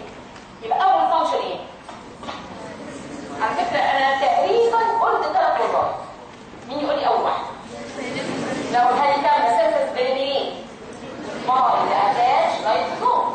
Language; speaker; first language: Arabic; native; Arabic